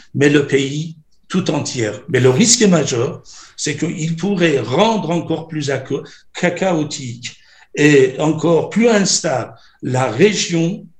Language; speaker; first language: French; non-native, fluent; Persian